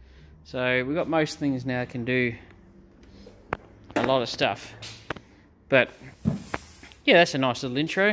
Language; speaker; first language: English; native; English